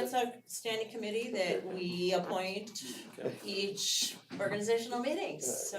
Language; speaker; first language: English; native; English